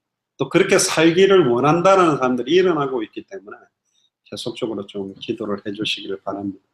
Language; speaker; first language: Korean; native; Korean